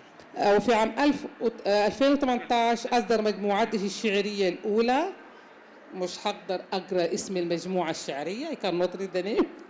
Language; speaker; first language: Arabic; native; Arabic